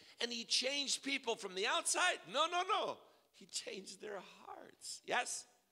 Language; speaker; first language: English; early bilingual, other home language; Russian